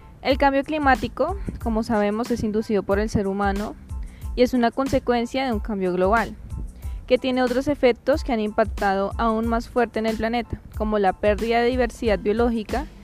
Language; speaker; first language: Spanish; native; Spanish